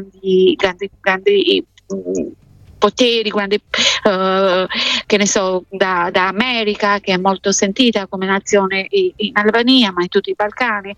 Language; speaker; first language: Italian; non-native, fluent; Albanian